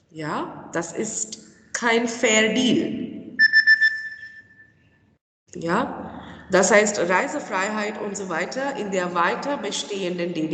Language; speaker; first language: German; non-native, fluent; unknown